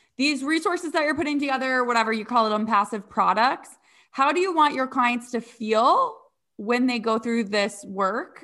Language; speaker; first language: English; native; English